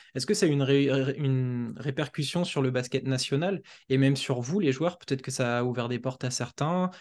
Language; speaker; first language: French; native; French